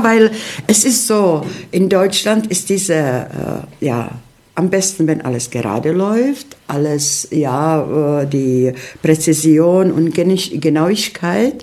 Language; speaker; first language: German; early bilingual, heritage; Czech